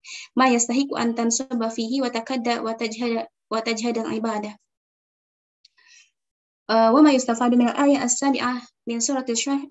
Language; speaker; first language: Arabic; non-native, learner; Indonesian